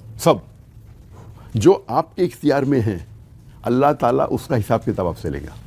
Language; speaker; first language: Urdu; non-native, local second language; Konkani